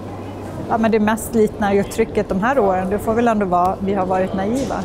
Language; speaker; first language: Swedish; native; Swedish